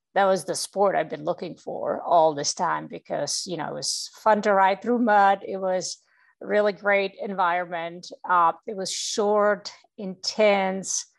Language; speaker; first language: English; non-native, fluent; Czech